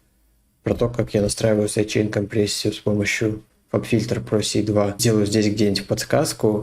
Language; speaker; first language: Russian; native; Russian